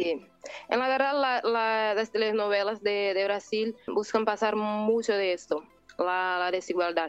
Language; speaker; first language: Spanish; non-native, learner; Portuguese